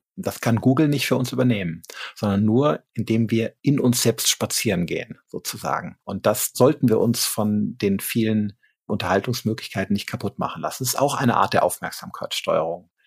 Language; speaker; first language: German; native; German